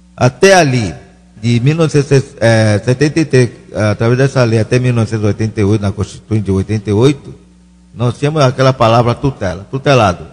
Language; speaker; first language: Portuguese; non-native, local second language; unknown